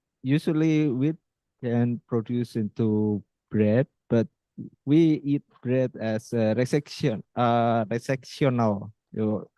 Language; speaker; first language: English; non-native, fluent; Indonesian